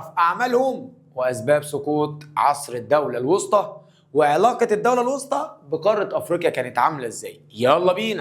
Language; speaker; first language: Arabic; native; Arabic